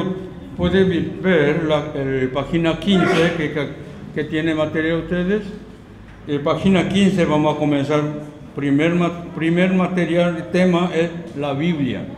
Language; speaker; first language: Spanish; non-native, learner; Korean